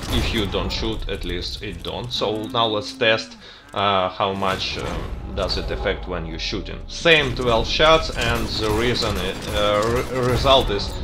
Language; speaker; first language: English; non-native, fluent; Russian